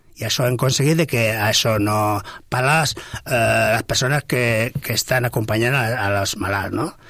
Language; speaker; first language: Catalan; non-native, local second language; Spanish